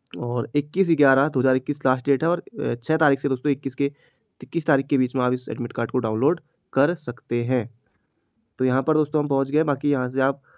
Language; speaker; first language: Hindi; native; Hindi